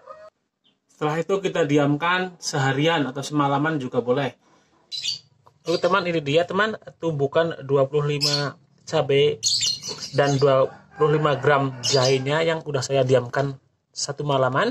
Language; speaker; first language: Indonesian; native; Indonesian